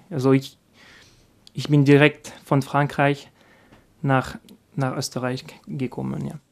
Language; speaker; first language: German; non-native, learner; French